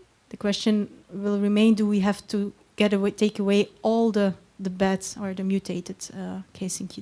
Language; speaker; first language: English; non-native, fluent; Dutch